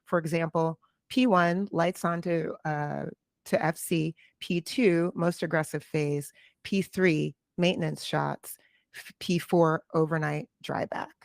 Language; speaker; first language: English; native; English